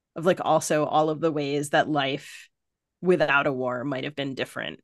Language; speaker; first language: English; native; English